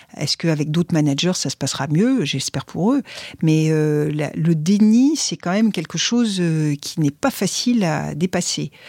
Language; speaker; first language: French; native; French